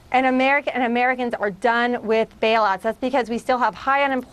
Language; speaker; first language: English; native; English